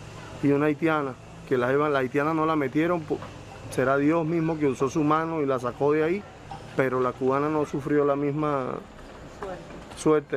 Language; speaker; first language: Spanish; native; Spanish